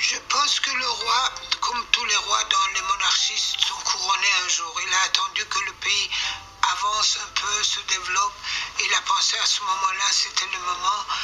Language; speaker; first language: French; non-native, fluent; Persian